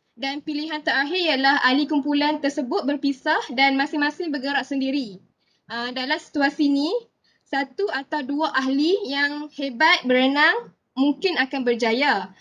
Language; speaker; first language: Malay; native; Malay